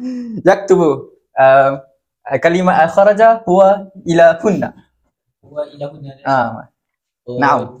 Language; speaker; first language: Arabic; non-native, learner; Malay